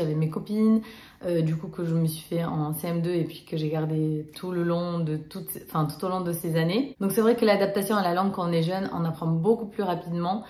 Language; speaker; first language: French; early bilingual, other home language; Romanian